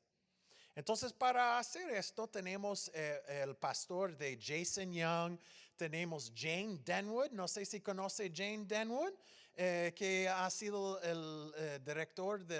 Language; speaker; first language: Spanish; non-native, fluent; English